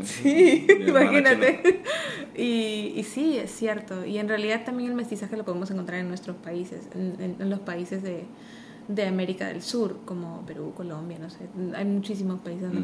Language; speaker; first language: Spanish; early bilingual, heritage; Spanish